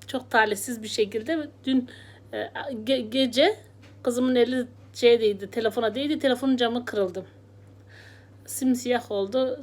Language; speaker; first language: Turkish; native; Turkish